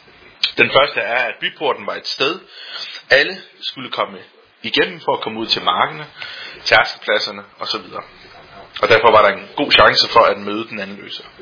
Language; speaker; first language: Danish; native; Danish